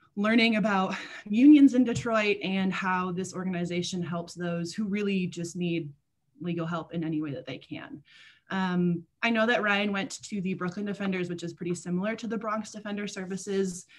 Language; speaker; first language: English; native; English